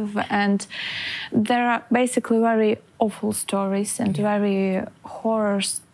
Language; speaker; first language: English; non-native, fluent; Ukrainian